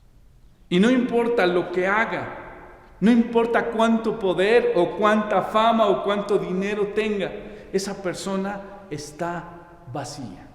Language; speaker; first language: Spanish; native; Spanish